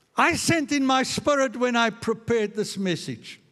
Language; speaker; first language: English; non-native, local second language; Afrikaans